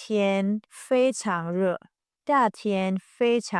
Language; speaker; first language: Chinese; non-native, fluent; Burmese